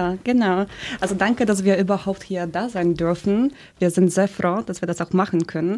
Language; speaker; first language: German; early bilingual, other home language; Polish